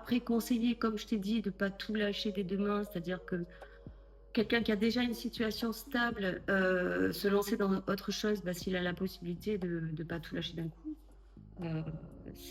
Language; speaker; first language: French; native; French